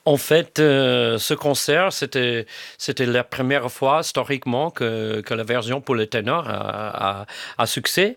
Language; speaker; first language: French; non-native, fluent; English